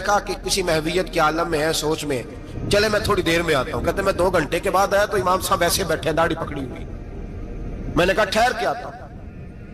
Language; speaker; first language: Hindi; non-native, local second language; Punjabi